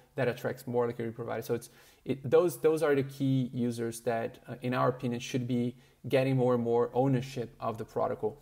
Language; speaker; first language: English; non-native, fluent; Portuguese